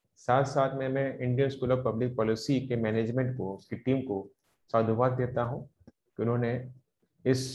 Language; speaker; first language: Hindi; native; Hindi